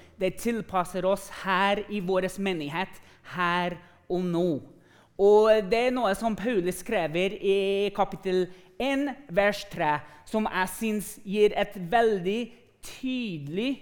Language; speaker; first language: Norwegian; non-native, fluent; English